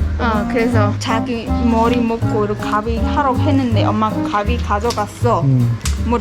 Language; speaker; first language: Korean; non-native, learner; Khmer